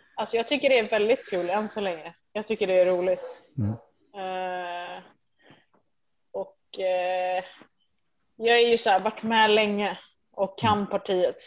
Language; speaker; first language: Swedish; early bilingual, other home language; Persian